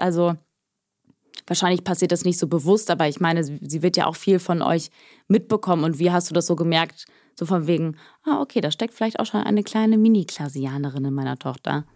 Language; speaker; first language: German; native; German